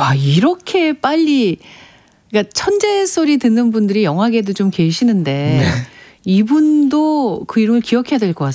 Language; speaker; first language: Korean; native; Korean